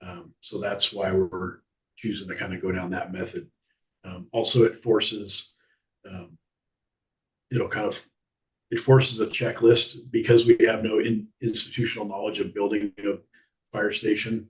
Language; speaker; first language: English; native; English